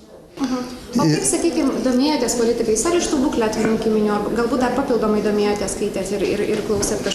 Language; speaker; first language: Lithuanian; native; Lithuanian